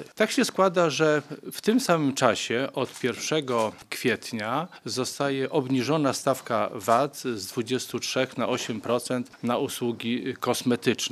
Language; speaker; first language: Polish; native; Polish